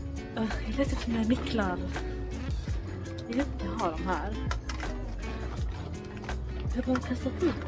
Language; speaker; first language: Swedish; early bilingual, other home language; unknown